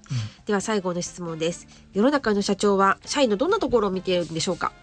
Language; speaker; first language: Japanese; native; Japanese